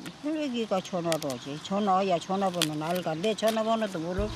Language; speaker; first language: Korean; native; Korean